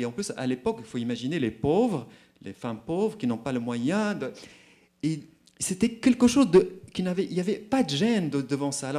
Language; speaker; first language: French; non-native, local second language; Arabic